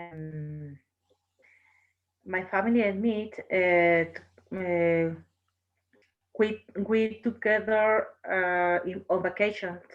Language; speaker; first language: English; non-native, learner; Spanish